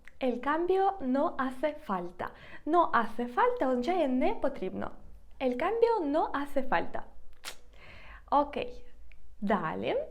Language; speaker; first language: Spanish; non-native, fluent; Ukrainian